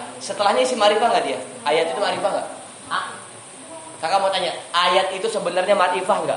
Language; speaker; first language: Indonesian; native; Indonesian